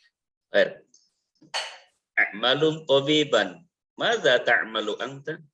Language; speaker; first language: Arabic; non-native, learner; Indonesian